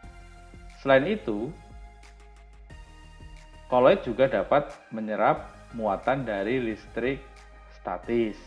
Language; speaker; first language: Indonesian; native; Indonesian